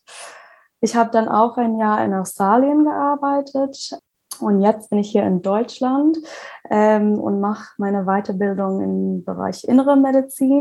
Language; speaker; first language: German; non-native, fluent; English